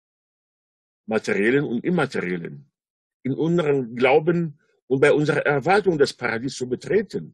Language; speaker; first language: German; non-native, fluent; Arabic